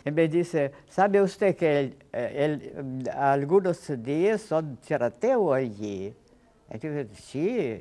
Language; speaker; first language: Spanish; non-native, fluent; Russian